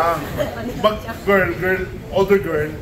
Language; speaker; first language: English; non-native, local second language; Filipino